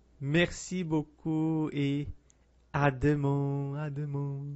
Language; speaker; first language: French; non-native, fluent; Portuguese